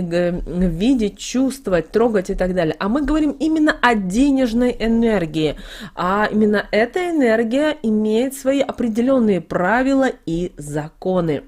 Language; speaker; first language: Russian; native; Russian